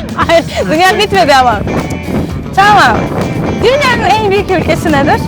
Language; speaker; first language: Turkish; non-native, fluent; Russian